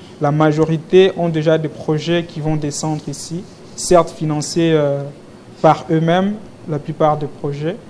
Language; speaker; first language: French; non-native, local second language; Lingala